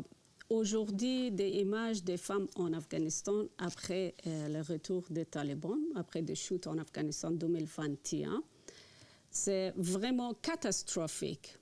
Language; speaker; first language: French; non-native, learner; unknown